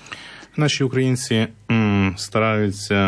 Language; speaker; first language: Slovak; non-native, learner; Ukrainian